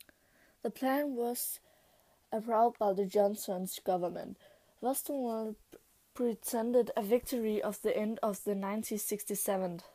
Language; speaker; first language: English; non-native, learner; Danish